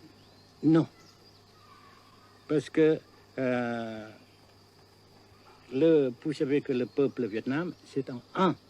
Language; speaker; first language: French; non-native, local second language; Vietnamese